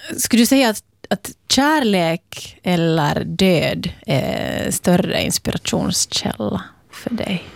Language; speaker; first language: Swedish; native; Swedish